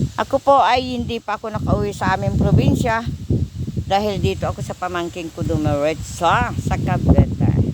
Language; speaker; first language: Filipino; non-native, local second language; Iloko